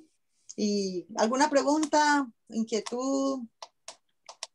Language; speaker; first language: Spanish; native; Spanish